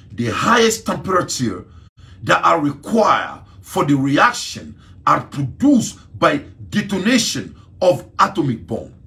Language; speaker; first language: English; non-native, learner; Bambara